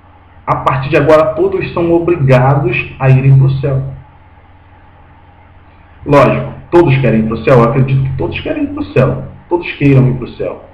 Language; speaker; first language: Portuguese; native; Portuguese